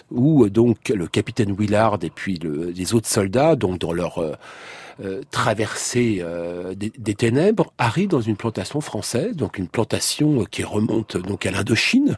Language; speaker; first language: French; native; French